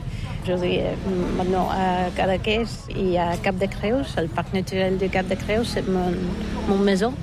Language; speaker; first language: French; non-native, learner; Bulgarian